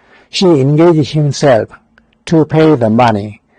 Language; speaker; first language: English; non-native, fluent; Korean